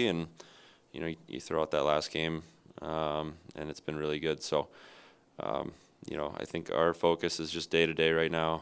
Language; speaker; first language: English; native; English